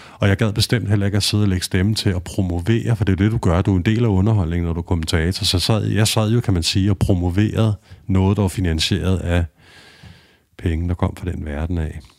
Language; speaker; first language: Danish; native; Danish